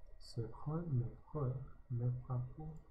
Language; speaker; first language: French; non-native, learner; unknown